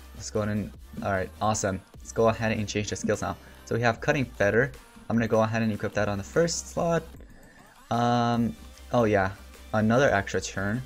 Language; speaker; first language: English; native; English